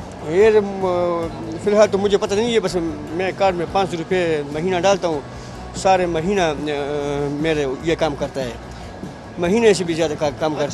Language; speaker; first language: Hindi; non-native, local second language; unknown